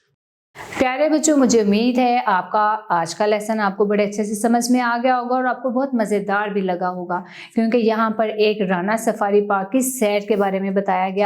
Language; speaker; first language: Urdu; native; Urdu